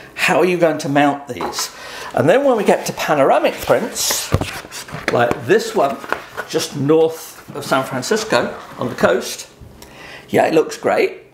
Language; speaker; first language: English; native; English